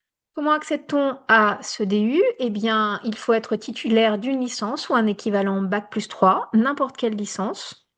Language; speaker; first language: French; native; French